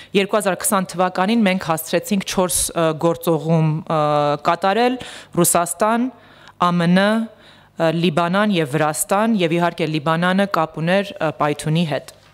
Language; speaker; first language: Armenian; early bilingual, heritage; Armenian